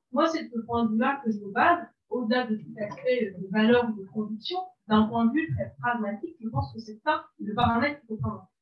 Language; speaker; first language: French; non-native, local second language; Arabic